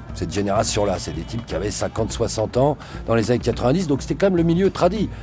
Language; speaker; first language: French; native; French